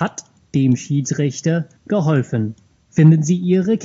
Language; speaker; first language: German; non-native, fluent; English